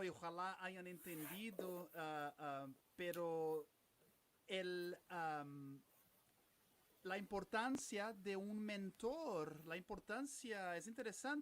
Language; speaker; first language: Spanish; non-native, fluent; Portuguese